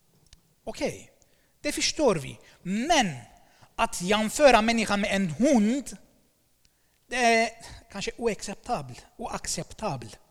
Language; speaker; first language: Swedish; non-native, fluent; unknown